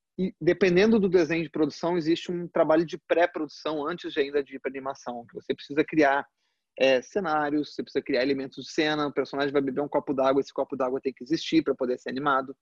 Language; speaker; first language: Portuguese; early bilingual, other home language; Spanish